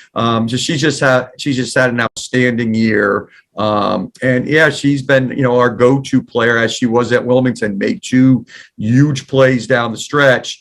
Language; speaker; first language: English; native; English